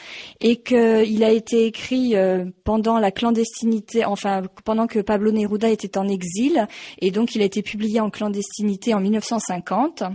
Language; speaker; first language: French; native; French